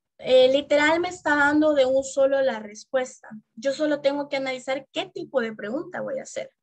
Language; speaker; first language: Spanish; native; Spanish